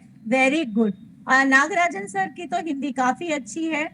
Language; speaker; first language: Hindi; native; Hindi